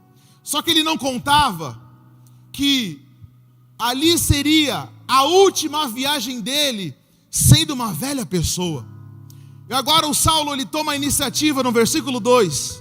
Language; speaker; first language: Portuguese; native; Portuguese